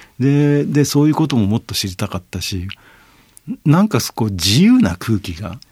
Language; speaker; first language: Japanese; native; Japanese